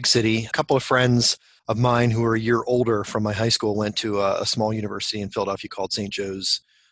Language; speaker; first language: English; native; English